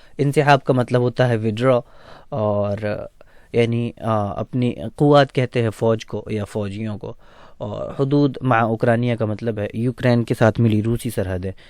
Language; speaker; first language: Urdu; native; Urdu